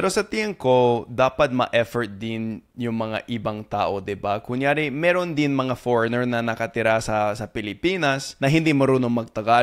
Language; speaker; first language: Filipino; non-native, fluent; English